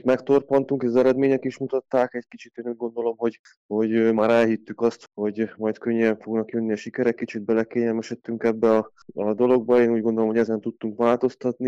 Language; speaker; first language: Hungarian; native; Hungarian